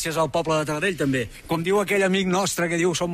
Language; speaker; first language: Catalan; native; Catalan